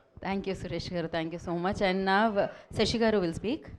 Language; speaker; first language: Telugu; native; Telugu